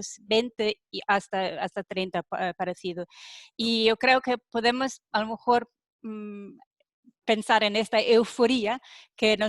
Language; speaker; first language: Spanish; non-native, fluent; German